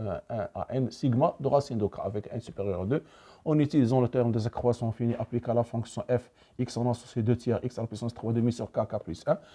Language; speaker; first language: French; non-native, local second language; Arabic